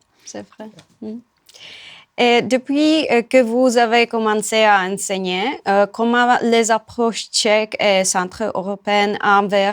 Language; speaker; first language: French; non-native, fluent; Czech